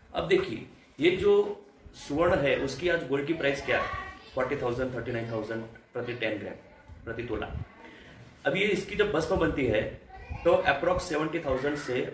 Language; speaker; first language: Hindi; non-native, local second language; Gujarati